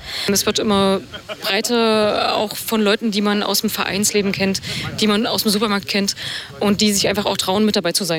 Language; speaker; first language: German; native; German